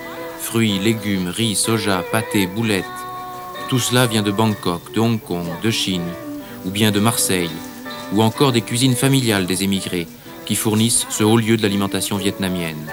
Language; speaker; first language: French; native; French